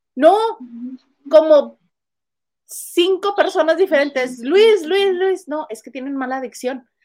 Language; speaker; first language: Spanish; native; Spanish